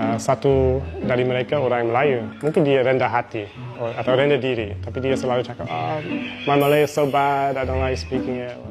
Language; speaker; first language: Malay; non-native, fluent; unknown